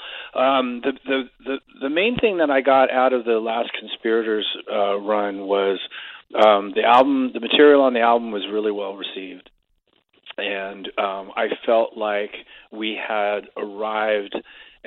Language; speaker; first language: English; native; English